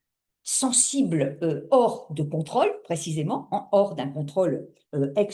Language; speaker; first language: French; native; French